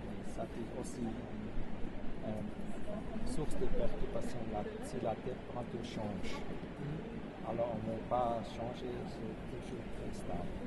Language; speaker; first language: French; non-native, fluent; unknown